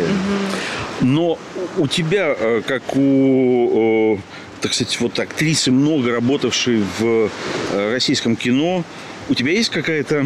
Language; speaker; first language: Russian; native; Russian